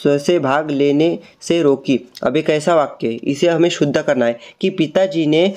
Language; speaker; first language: Hindi; non-native, local second language; Marathi